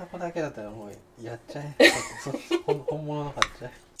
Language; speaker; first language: Japanese; native; Japanese